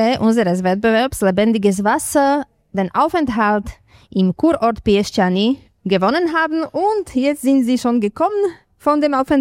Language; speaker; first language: German; non-native, fluent; Slovak